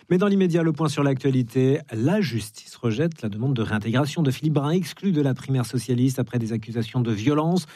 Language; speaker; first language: French; native; French